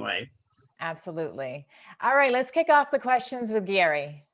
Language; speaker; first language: English; native; English